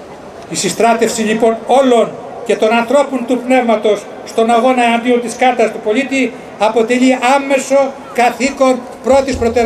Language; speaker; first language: Greek; native; Greek